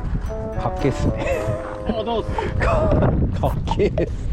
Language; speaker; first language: Japanese; native; Japanese